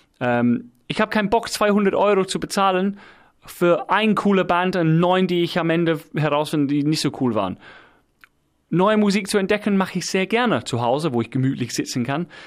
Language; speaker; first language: German; non-native, fluent; English